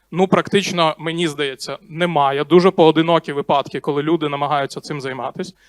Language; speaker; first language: Ukrainian; non-native, local second language; Russian